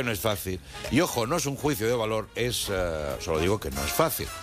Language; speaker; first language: Spanish; native; Spanish